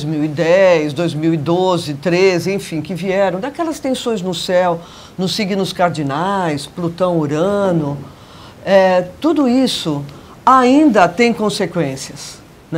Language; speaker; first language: Portuguese; native; Portuguese